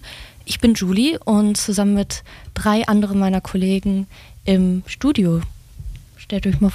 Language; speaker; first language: German; native; German